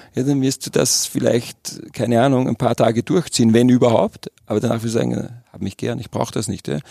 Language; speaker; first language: German; native; German